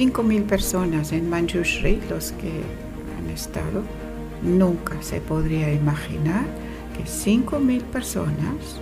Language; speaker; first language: Spanish; non-native, fluent; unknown